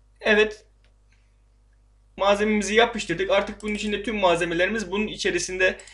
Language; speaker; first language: Turkish; native; Turkish